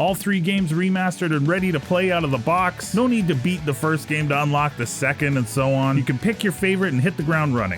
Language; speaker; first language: English; native; English